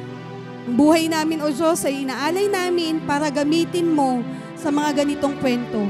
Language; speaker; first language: Filipino; native; Filipino